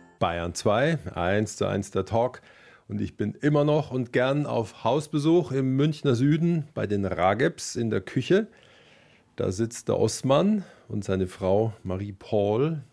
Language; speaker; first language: German; native; German